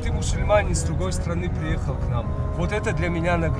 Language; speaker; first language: Russian; non-native, local second language; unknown